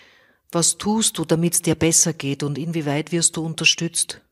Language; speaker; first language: German; native; German